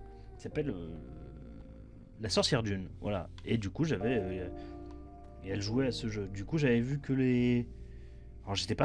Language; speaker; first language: French; native; French